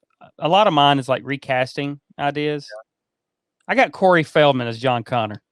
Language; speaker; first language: English; native; English